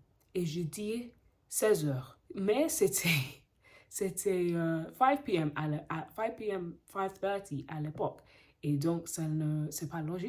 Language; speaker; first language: French; non-native, learner; English